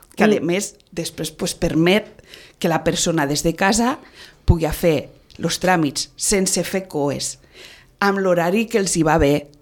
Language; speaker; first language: Catalan; native; Catalan